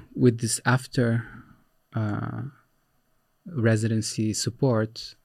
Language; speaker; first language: English; non-native, fluent; Portuguese